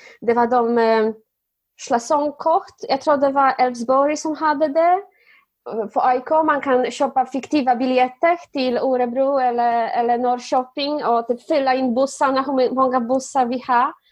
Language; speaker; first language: Swedish; non-native, fluent; Polish